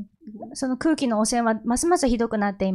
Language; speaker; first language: Japanese; non-native, fluent; Korean